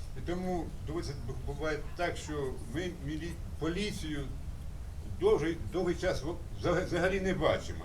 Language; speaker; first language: Ukrainian; native; Ukrainian